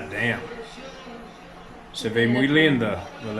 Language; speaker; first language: Spanish; non-native, learner; English